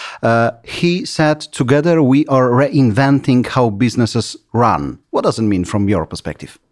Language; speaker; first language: English; non-native, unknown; Polish